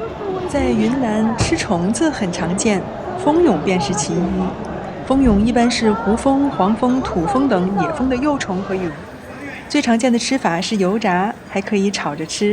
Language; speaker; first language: Chinese; native; Chinese